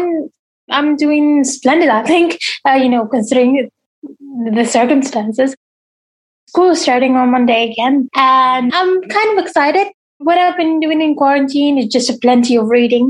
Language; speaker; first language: English; non-native, fluent; Arabic